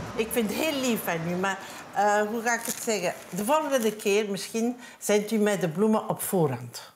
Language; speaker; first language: Dutch; non-native, local second language; French